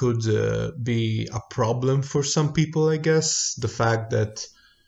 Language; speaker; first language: English; non-native, fluent; Italian